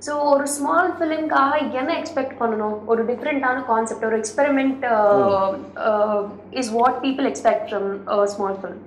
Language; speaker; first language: Tamil; non-native, learner; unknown